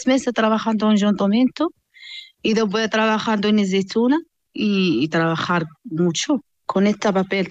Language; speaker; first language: Spanish; non-native, learner; Arabic